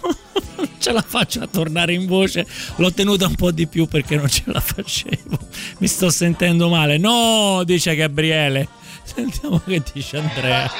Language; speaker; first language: Italian; native; Italian